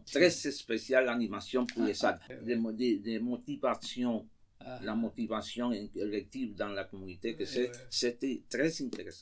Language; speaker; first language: French; non-native, fluent; Spanish